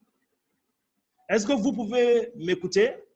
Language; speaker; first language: French; non-native, fluent; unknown